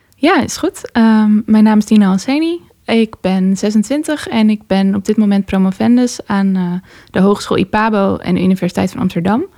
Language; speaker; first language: Dutch; native; Dutch